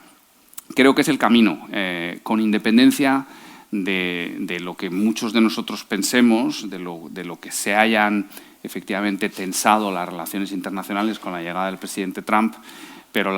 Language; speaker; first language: Spanish; native; Spanish